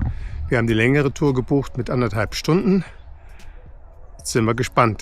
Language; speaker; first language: German; native; German